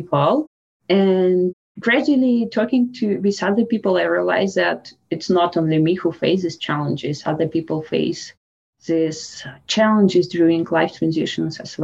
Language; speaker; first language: English; non-native, fluent; Russian